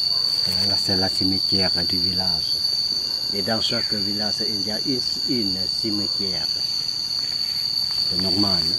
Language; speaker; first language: French; non-native, fluent; Lao